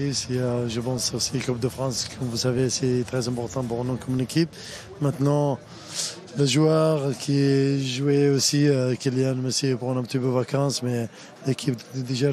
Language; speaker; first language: French; non-native, learner; Arabic